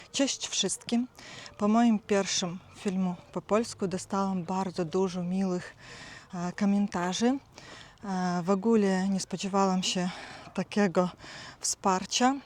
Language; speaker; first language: Polish; non-native, fluent; Ukrainian